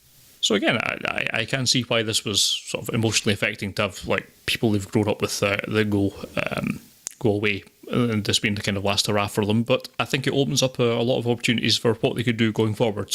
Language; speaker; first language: English; native; English